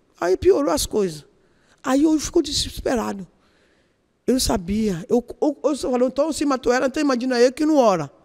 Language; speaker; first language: Portuguese; non-native, learner; Yoruba